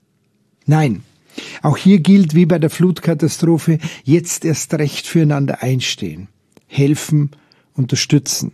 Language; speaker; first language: German; native; German